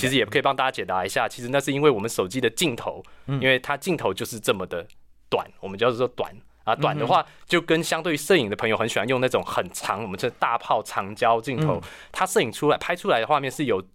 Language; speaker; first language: Chinese; native; Chinese